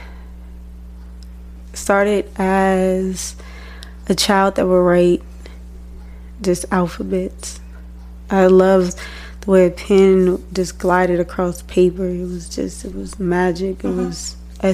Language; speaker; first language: English; native; English